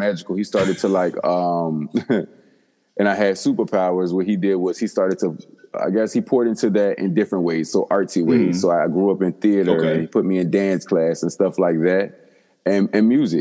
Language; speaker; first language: English; native; English